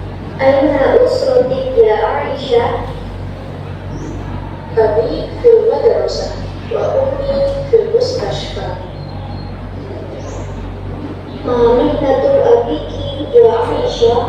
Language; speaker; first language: Arabic; non-native, learner; Indonesian